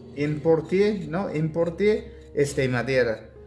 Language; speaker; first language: Spanish; non-native, learner; English